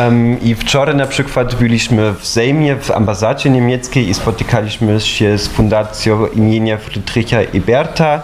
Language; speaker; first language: Polish; non-native, fluent; German